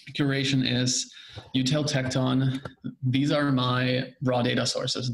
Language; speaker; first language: English; non-native, fluent; German